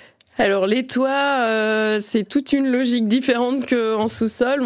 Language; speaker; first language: French; native; French